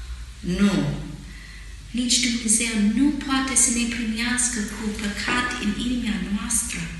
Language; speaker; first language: Romanian; non-native, fluent; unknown